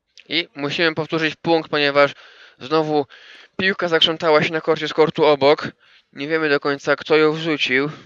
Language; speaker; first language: Polish; native; Polish